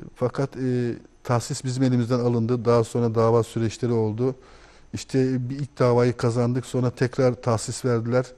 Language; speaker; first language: Turkish; native; Turkish